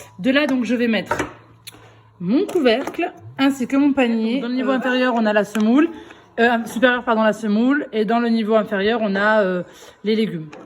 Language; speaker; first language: French; early bilingual, other home language; Arabic